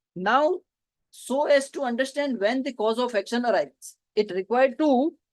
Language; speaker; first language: English; non-native, local second language; Gujarati